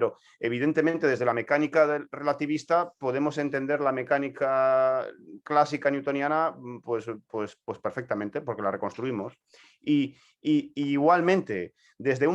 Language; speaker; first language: Spanish; native; Spanish